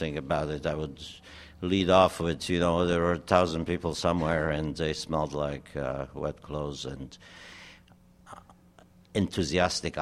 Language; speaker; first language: English; non-native, fluent; German